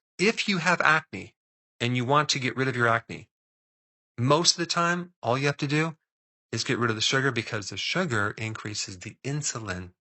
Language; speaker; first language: English; native; English